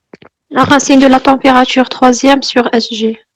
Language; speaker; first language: French; non-native, local second language; Arabic